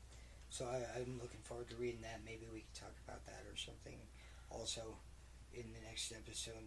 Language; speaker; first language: English; native; English